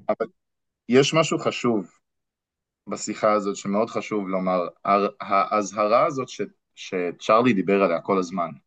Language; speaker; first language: Hebrew; non-native, fluent; English